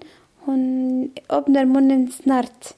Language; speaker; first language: Swedish; non-native, learner; Arabic